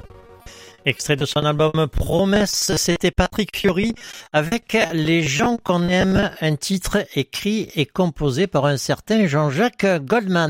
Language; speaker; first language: French; native; French